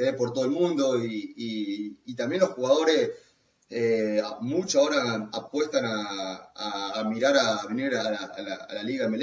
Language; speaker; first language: Spanish; native; Spanish